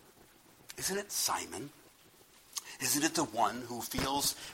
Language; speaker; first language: English; native; English